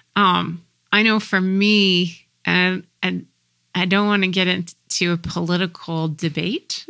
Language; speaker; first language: English; native; English